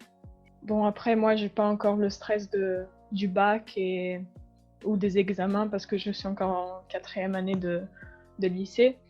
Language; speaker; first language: French; non-native, fluent; Italian